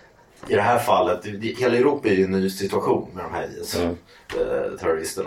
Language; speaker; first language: Swedish; native; Swedish